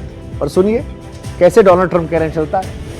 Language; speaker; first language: Hindi; native; Hindi